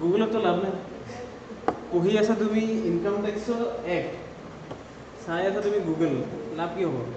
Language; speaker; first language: Hindi; non-native, local second language; Assamese